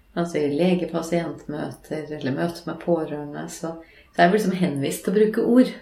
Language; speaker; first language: Norwegian; native; Norwegian